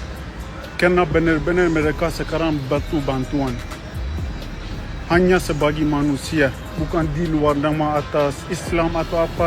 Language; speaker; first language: Indonesian; non-native, learner; Persian